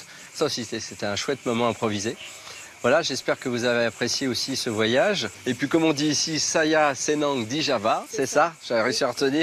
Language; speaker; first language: French; native; French